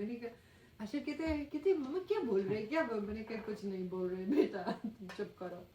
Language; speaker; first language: Urdu; non-native, fluent; Persian